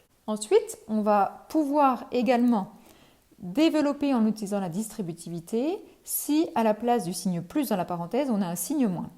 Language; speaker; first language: French; native; French